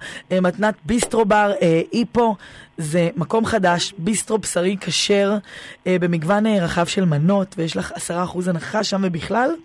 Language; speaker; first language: Hebrew; native; Hebrew